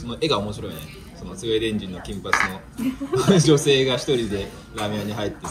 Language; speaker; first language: Japanese; native; Japanese